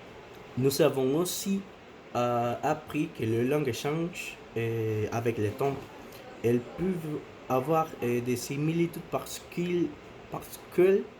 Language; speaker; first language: French; non-native, learner; Spanish